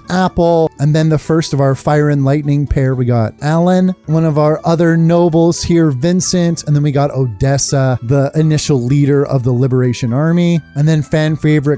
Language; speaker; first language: English; native; English